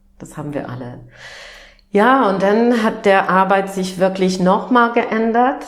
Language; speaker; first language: German; non-native, fluent; English